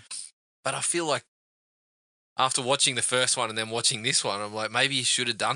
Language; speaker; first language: English; native; English